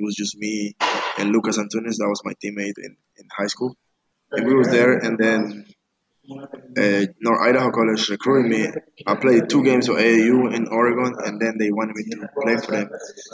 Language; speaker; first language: English; non-native, fluent; Spanish